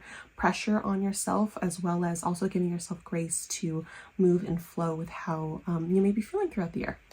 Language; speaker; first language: English; native; English